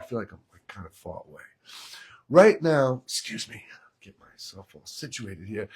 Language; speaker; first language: English; native; English